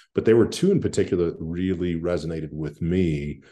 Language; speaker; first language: English; native; English